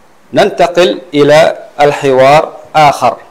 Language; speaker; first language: Arabic; non-native, fluent; Western Cham